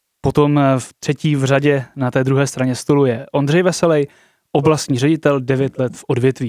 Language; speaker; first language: Czech; native; Czech